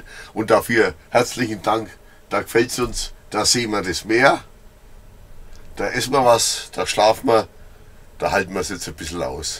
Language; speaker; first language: German; native; German